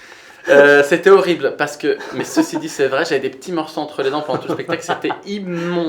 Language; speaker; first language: French; native; French